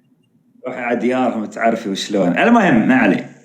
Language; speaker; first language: Arabic; native; Arabic